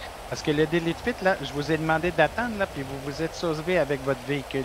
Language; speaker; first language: French; native; French